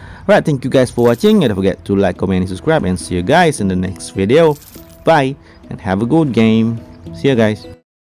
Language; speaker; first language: English; non-native, fluent; Indonesian